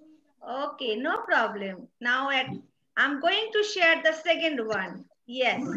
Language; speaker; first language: English; non-native, learner; Bangla